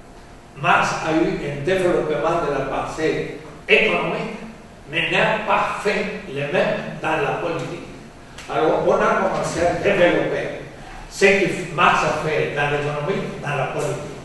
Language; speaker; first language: French; non-native, fluent; Spanish